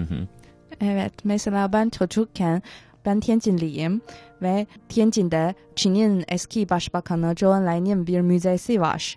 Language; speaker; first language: Turkish; non-native, fluent; Chinese